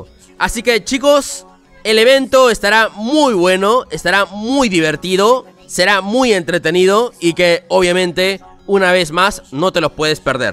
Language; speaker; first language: Spanish; native; Spanish